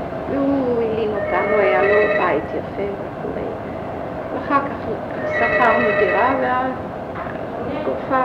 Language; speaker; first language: Hebrew; early bilingual, other home language; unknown